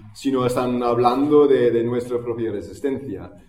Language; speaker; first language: Spanish; non-native, fluent; English